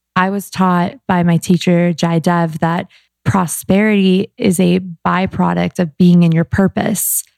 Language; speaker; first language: English; native; English